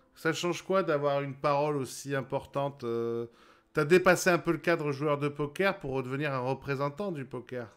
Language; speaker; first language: French; native; French